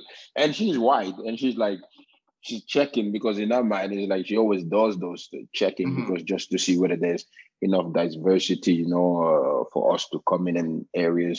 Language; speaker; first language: English; non-native, fluent; Norwegian